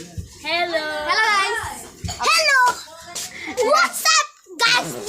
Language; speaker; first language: Hindi; non-native, learner; Bangla